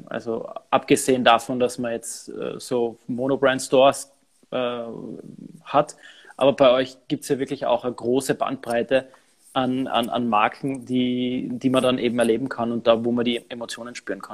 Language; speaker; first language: German; native; German